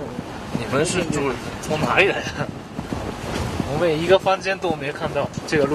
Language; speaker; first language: Chinese; non-native, fluent; Japanese